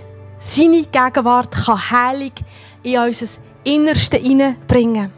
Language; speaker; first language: German; native; German